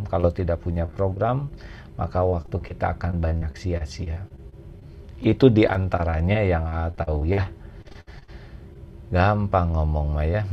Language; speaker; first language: Indonesian; native; Indonesian